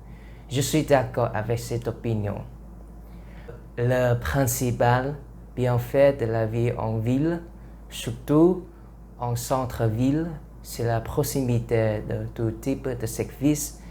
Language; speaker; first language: French; non-native, learner; Vietnamese